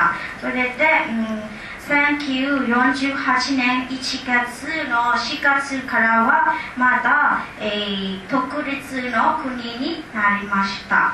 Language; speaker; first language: Japanese; non-native, learner; Burmese